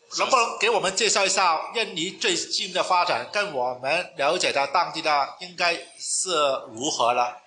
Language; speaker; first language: Chinese; non-native, local second language; Cantonese